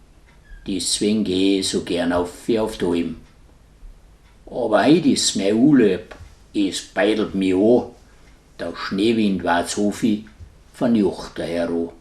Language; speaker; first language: German; native; German